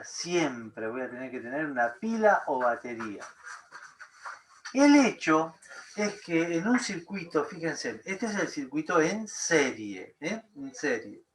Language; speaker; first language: Spanish; native; Spanish